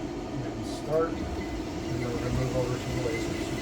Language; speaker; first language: English; native; English